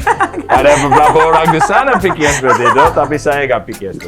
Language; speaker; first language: Indonesian; non-native, learner; English